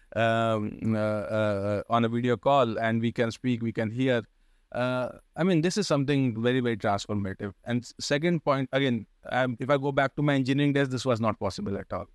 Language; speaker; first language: English; non-native, local second language; Hindi